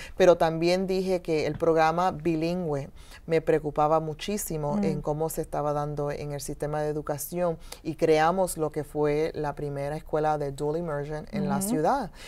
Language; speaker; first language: Spanish; early bilingual, heritage; Spanish